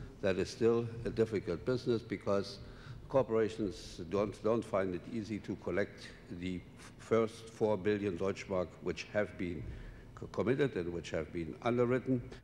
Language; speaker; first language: English; non-native, fluent; German